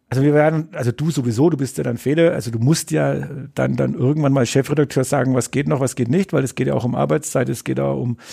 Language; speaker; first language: German; native; German